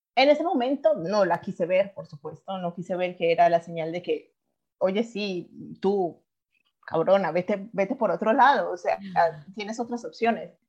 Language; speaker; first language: Spanish; native; Spanish